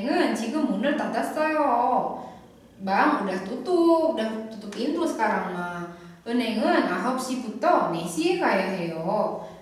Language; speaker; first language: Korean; non-native, fluent; Indonesian